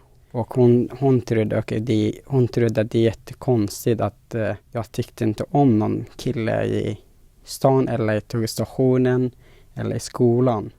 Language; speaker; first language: Swedish; non-native, fluent; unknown